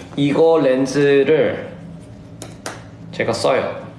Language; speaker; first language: Korean; early bilingual, heritage; Korean